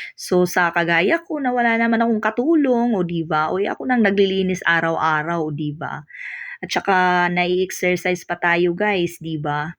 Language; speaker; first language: Filipino; non-native, local second language; Waray